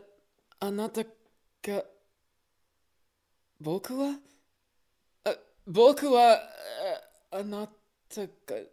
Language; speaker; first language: Japanese; non-native, learner; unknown